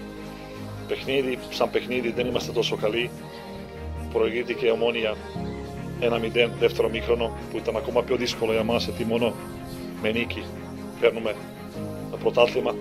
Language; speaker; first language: Greek; non-native, fluent; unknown